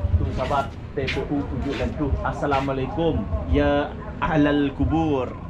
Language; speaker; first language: Indonesian; non-native, local second language; Madurese